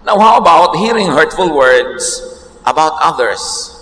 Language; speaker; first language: English; non-native, local second language; Filipino